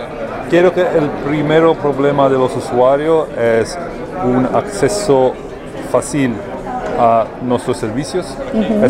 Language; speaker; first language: Spanish; non-native, learner; Italian